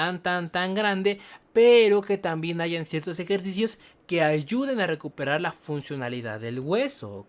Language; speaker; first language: Spanish; native; Spanish